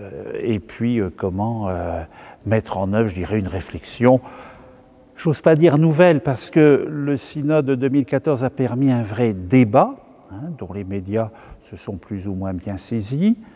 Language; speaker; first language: French; native; French